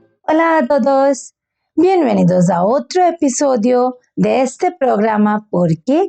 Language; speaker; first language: Spanish; non-native, learner; Bangla